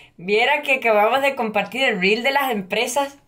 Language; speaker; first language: Spanish; native; Spanish